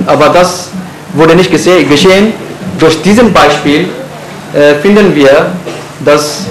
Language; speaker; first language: German; non-native, fluent; Urdu